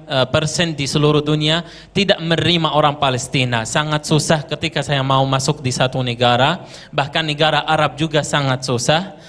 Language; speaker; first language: Indonesian; non-native, fluent; Arabic